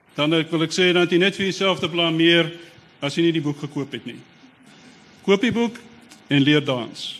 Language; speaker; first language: Afrikaans; native; Afrikaans